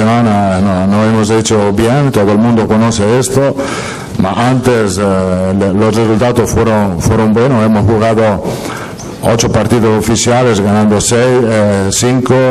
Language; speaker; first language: Spanish; non-native, fluent; Italian